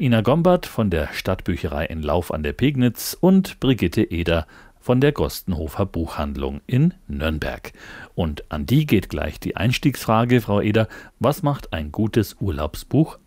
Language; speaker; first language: German; native; German